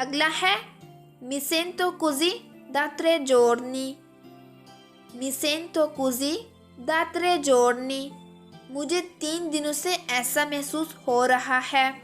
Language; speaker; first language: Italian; non-native, fluent; Urdu